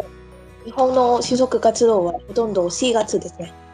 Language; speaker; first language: Japanese; non-native, learner; Vietnamese